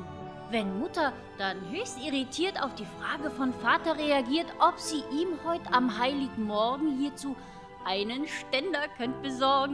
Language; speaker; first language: German; native; German